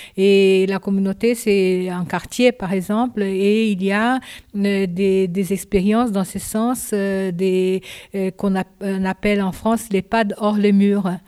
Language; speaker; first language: French; non-native, fluent; Japanese